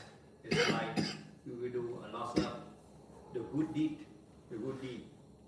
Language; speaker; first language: English; non-native, learner; Vietnamese